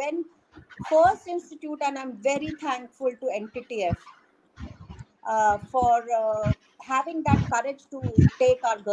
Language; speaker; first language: English; non-native, local second language; Hindi